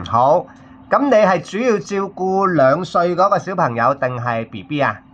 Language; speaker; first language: Cantonese; native; Cantonese